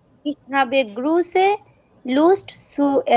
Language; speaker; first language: German; non-native, learner; Bangla